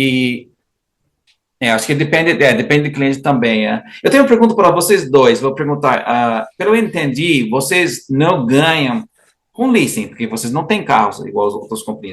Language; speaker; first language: Portuguese; non-native, fluent; English